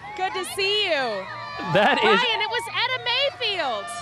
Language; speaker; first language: English; native; English